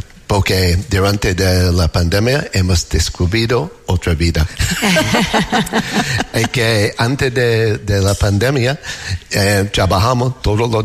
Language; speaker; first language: Spanish; non-native, learner; English